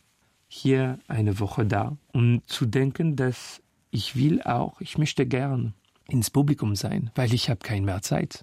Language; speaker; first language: German; non-native, fluent; French